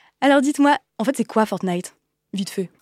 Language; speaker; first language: French; native; French